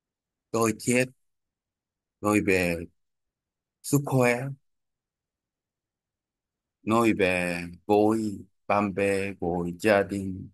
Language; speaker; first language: Vietnamese; non-native, learner; Korean